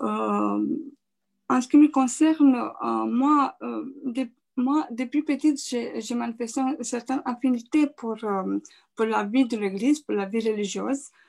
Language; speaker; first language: French; non-native, fluent; Romanian